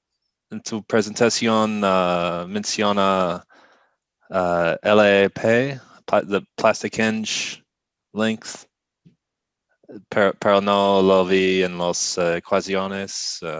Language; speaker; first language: Spanish; non-native, learner; English